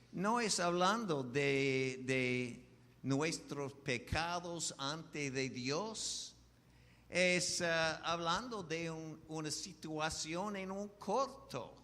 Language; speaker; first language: Spanish; non-native, fluent; English